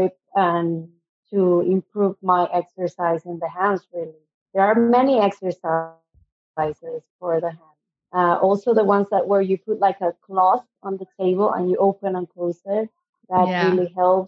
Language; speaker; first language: English; non-native, fluent; Spanish